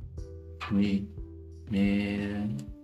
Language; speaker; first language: French; non-native, learner; German